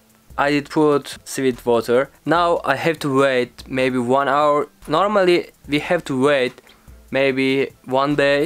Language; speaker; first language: English; non-native, learner; Turkish